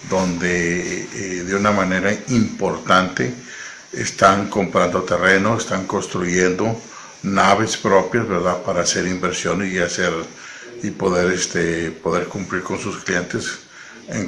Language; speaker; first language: Spanish; native; Spanish